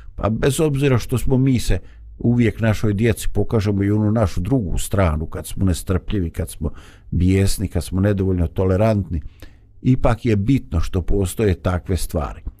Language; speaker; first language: Bosnian; native; Bosnian